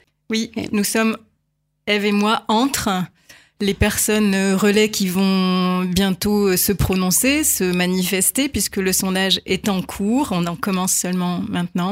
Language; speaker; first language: French; native; French